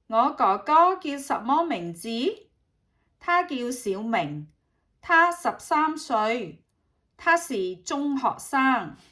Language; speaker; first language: Chinese; non-native, learner; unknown